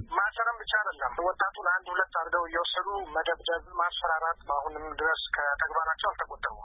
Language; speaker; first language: Amharic; non-native, local second language; Afar